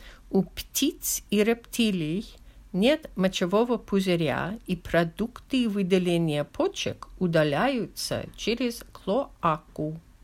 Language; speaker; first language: Russian; non-native, fluent; English